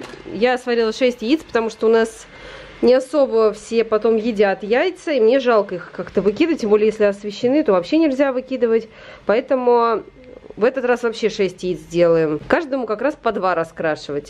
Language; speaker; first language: Russian; native; Russian